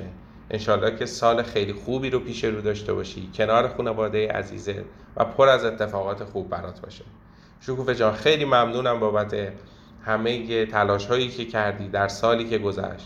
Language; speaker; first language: Persian; native; Persian